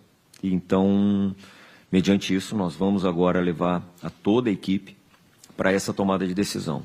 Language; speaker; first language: Portuguese; native; Portuguese